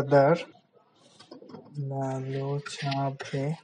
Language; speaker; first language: Indonesian; non-native, fluent; Bangla